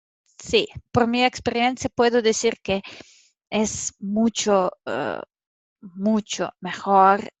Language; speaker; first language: Spanish; non-native, fluent; Serbian